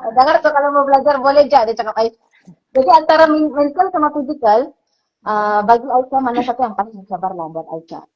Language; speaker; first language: Malay; native; Malay